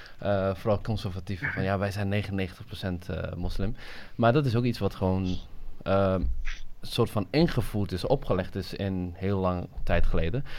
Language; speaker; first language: Dutch; early bilingual, other home language; Somali